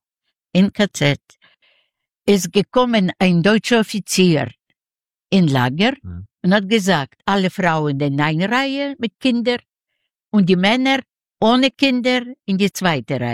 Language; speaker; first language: German; non-native, learner; Yiddish